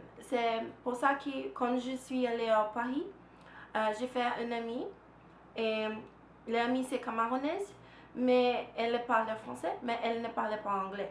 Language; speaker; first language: French; non-native, learner; Portuguese